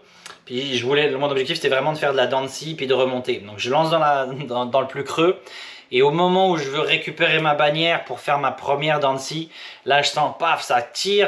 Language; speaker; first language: French; native; French